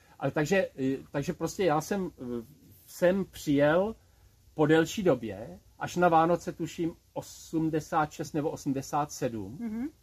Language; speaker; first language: Czech; native; Czech